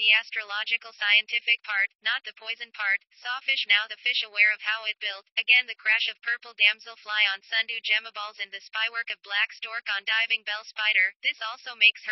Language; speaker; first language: English; non-native, fluent; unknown